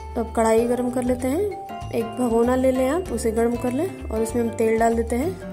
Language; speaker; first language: Hindi; native; Hindi